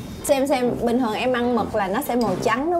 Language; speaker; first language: Vietnamese; native; Vietnamese